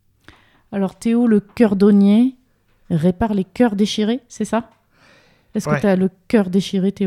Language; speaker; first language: French; native; French